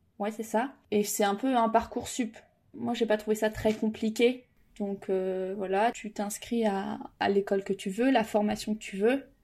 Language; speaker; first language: French; native; French